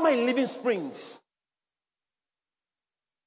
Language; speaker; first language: English; non-native, local second language; Bini